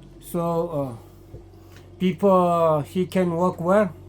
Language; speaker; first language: English; non-native, learner; Korean